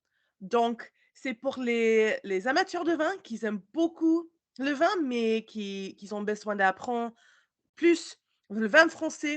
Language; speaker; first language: French; non-native, learner; English